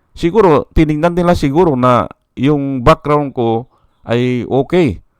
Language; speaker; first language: Filipino; native; Filipino